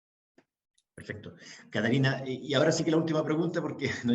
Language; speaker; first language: Spanish; native; Spanish